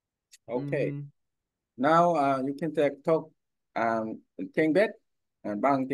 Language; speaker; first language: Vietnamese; non-native, learner; Korean